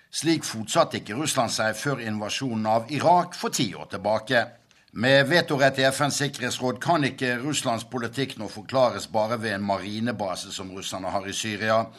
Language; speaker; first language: Norwegian; native; Norwegian